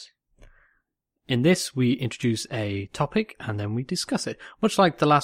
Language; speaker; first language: English; native; English